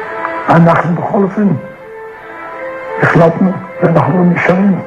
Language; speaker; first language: Hebrew; non-native, fluent; Yiddish